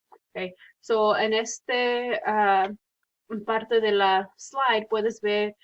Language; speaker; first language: Spanish; early bilingual, heritage; Spanish